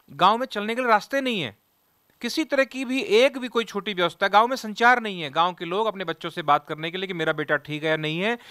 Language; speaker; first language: Hindi; native; Hindi